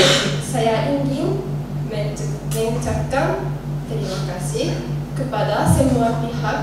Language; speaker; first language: Indonesian; non-native, learner; Japanese